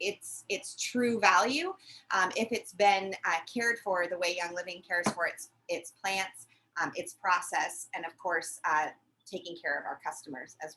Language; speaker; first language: English; native; English